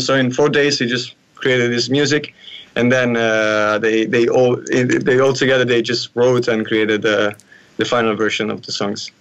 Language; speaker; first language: English; non-native, fluent; Italian